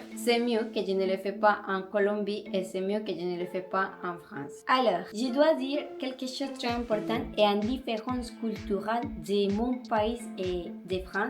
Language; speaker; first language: French; non-native, learner; Spanish